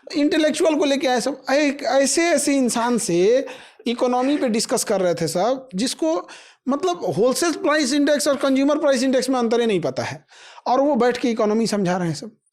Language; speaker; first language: Hindi; native; Hindi